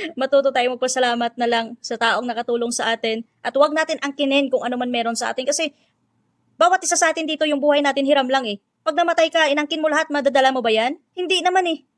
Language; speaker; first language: Filipino; non-native, local second language; Hiligaynon